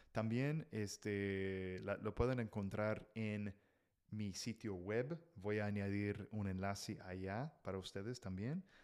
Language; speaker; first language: Spanish; non-native, fluent; English